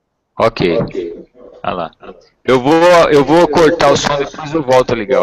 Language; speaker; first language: Portuguese; native; Portuguese